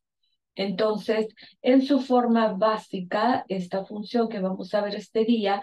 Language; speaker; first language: Spanish; native; Spanish